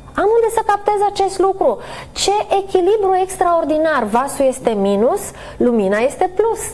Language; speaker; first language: Romanian; native; Romanian